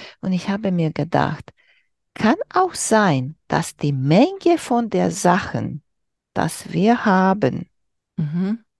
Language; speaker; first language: German; non-native, learner; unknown